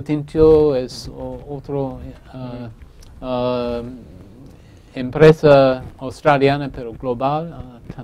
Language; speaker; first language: Spanish; non-native, fluent; English